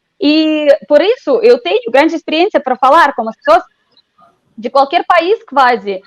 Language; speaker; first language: Portuguese; non-native, fluent; Russian